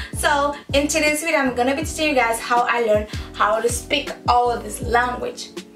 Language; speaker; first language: English; early bilingual, other home language; Portuguese